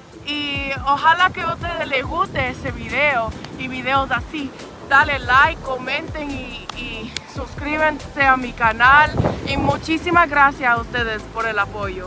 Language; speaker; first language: Spanish; non-native, fluent; English